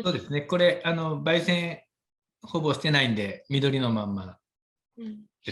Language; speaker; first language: Japanese; native; Japanese